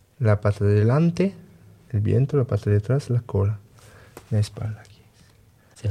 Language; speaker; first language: Spanish; non-native, learner; French